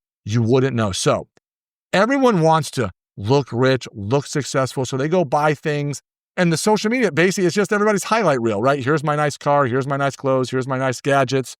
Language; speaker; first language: English; native; English